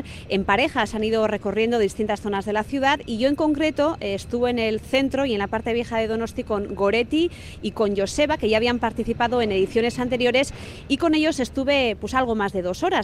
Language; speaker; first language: Spanish; native; Spanish